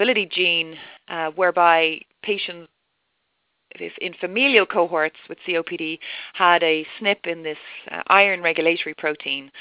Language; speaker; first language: English; native; English